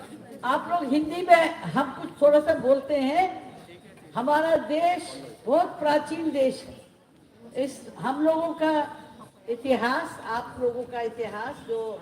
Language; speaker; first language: Hindi; non-native, local second language; Bangla